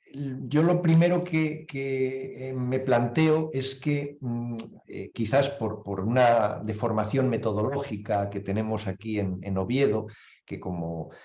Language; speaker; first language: Spanish; native; Spanish